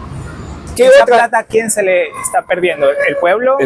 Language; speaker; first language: Spanish; native; Spanish